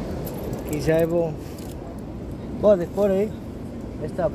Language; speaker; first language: Italian; non-native, learner; Portuguese